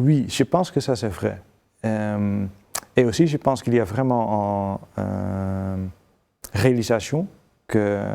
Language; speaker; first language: French; non-native, fluent; Dutch